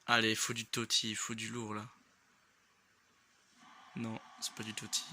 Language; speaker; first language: French; native; French